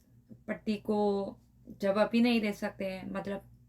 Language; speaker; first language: Hindi; non-native, learner; Korean